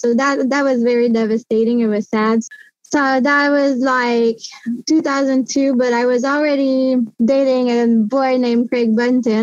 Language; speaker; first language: English; non-native, fluent; French